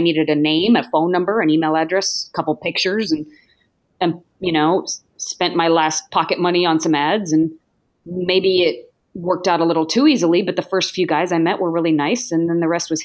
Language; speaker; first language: English; native; English